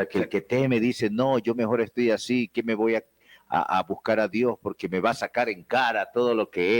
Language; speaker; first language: Spanish; native; Spanish